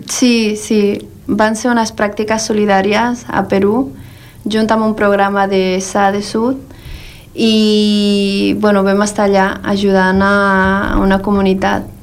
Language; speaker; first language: Catalan; early bilingual, other home language; Spanish